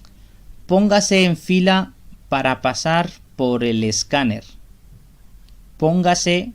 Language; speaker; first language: Spanish; non-native, fluent; Urdu